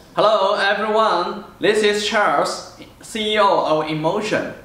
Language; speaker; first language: English; non-native, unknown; Chinese